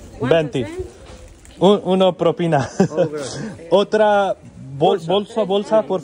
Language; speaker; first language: Spanish; non-native, learner; Hindi